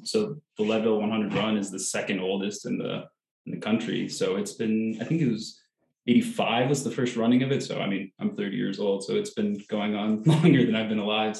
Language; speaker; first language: English; native; English